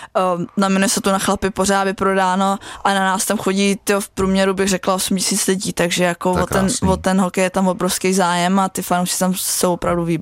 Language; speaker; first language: Czech; native; Czech